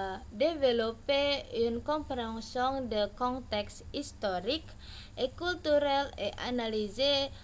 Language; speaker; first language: French; non-native, learner; Indonesian